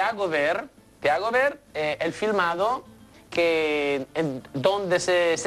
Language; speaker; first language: Spanish; non-native, learner; Italian